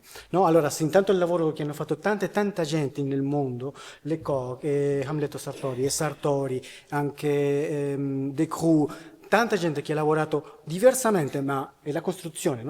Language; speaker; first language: Italian; non-native, learner; Spanish